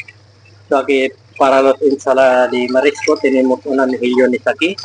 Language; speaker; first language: Spanish; non-native, learner; Filipino